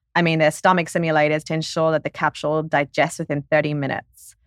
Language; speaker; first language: English; native; English